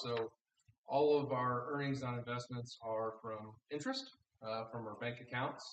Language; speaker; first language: English; native; English